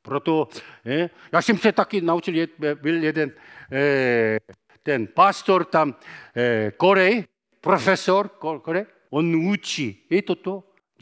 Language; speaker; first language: Czech; non-native, fluent; Korean